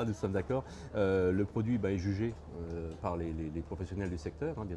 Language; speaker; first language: French; native; French